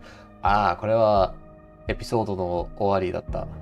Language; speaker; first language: Japanese; non-native, learner; English